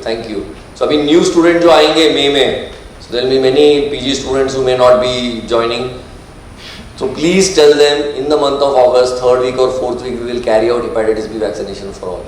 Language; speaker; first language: English; non-native, local second language; Marathi